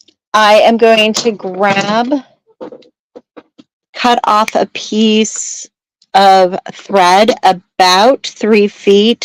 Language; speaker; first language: English; native; English